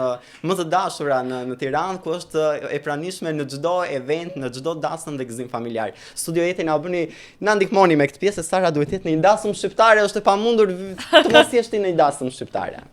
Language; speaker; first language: Albanian; native; Albanian